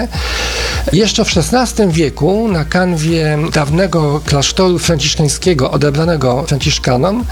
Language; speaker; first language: Polish; native; Polish